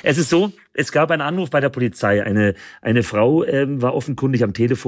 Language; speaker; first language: German; native; German